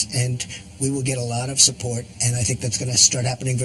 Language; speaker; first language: English; native; English